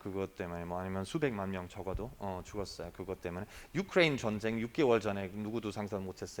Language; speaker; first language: Korean; non-native, fluent; German